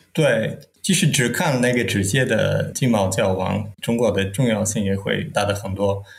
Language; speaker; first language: Chinese; non-native, fluent; Czech